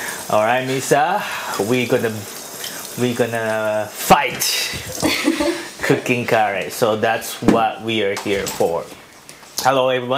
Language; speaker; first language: English; non-native, fluent; Japanese